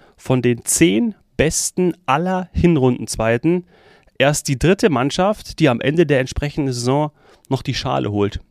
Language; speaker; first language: German; native; German